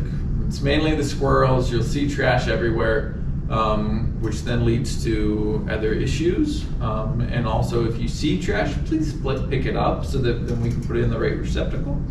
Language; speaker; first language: English; native; English